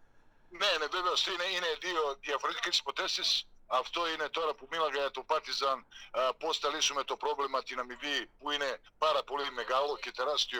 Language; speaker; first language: Greek; non-native, fluent; Serbian